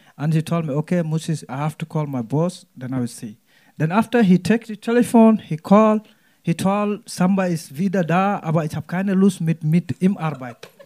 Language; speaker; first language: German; non-native, learner; Wolof